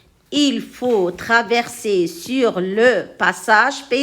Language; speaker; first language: French; non-native, local second language; Arabic